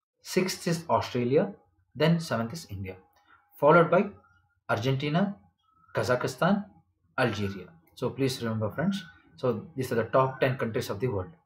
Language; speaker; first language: English; non-native, local second language; Kannada